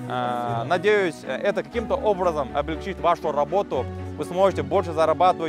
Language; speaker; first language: Russian; native; Russian